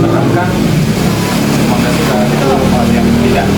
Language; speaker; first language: Indonesian; non-native, fluent; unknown